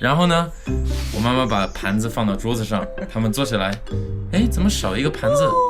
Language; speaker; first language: Chinese; non-native, local second language; English